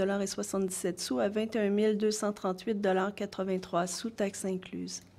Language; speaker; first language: French; native; French